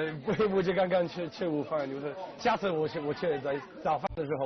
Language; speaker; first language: Chinese; non-native, learner; English